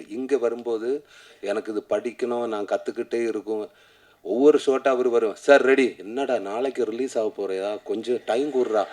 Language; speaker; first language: Tamil; non-native, learner; Malayalam